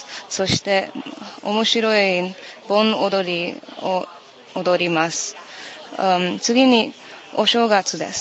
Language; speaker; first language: Japanese; non-native, learner; English